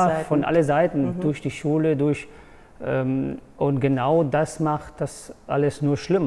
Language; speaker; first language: German; non-native, fluent; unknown